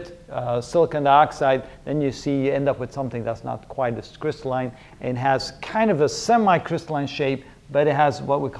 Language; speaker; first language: English; non-native, fluent; Dutch